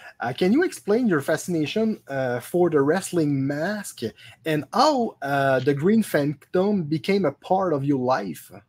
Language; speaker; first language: English; non-native, local second language; French